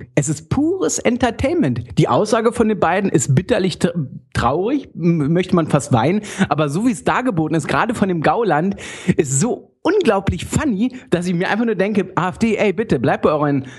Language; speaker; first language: German; native; German